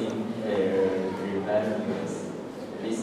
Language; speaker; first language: English; non-native, learner; Chinese